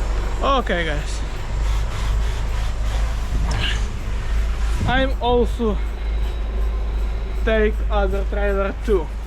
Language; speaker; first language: English; non-native, learner; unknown